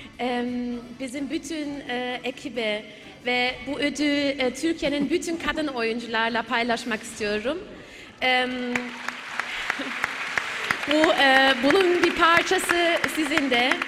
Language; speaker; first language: Turkish; early bilingual, heritage; Turkish